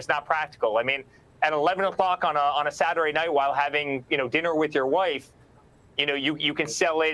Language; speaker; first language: English; native; English